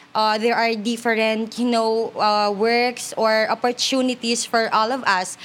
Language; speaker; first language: English; non-native, local second language; Hiligaynon